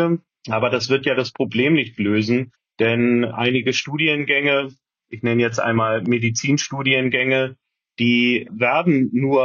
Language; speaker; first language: German; native; German